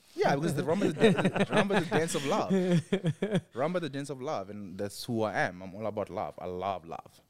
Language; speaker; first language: English; non-native, local second language; Tswana